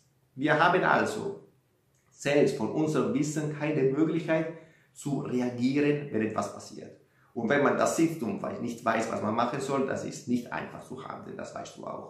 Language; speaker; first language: German; non-native, fluent; Italian